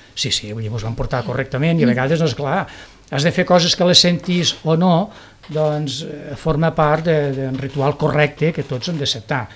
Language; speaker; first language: Catalan; native; Catalan